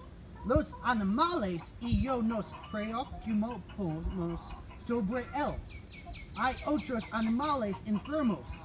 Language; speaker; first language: Spanish; non-native, learner; English